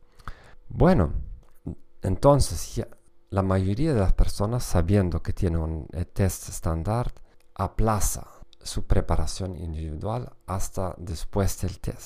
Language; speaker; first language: Spanish; non-native, fluent; German